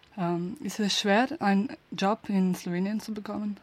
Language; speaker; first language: German; non-native, learner; Slovenian